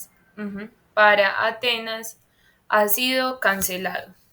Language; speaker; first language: Spanish; non-native, fluent; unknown